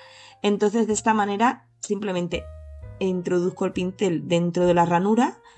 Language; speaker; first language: Spanish; native; Spanish